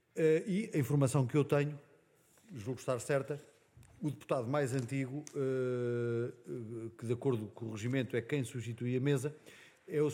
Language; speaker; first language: Portuguese; native; Portuguese